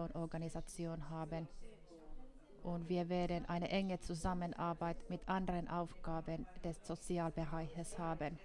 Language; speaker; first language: German; non-native, fluent; Finnish